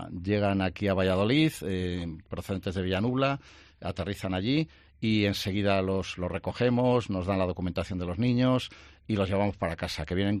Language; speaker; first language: Spanish; native; Spanish